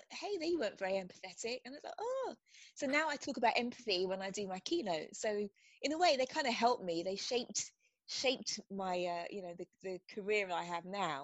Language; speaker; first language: English; native; English